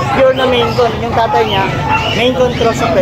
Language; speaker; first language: Filipino; native; Filipino